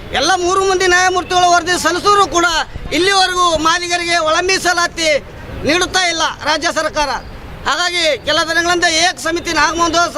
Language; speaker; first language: Kannada; native; Kannada